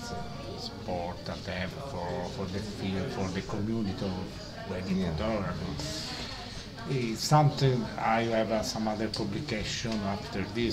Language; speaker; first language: English; non-native, learner; Italian